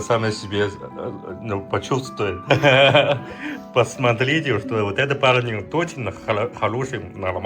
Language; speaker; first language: Russian; non-native, learner; Chinese